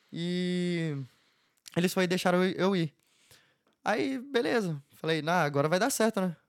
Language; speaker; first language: Portuguese; native; Portuguese